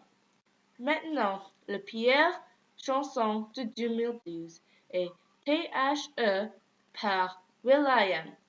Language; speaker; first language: French; non-native, learner; English